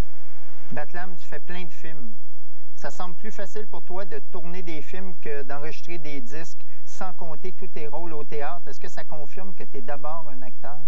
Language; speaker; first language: French; native; French